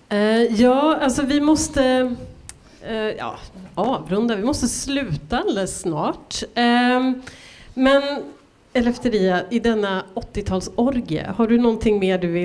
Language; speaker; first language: Swedish; native; Swedish